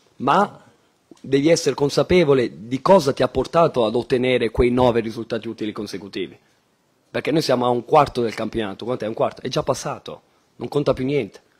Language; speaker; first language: Italian; native; Italian